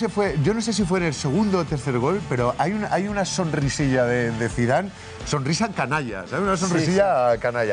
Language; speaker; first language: Spanish; native; Spanish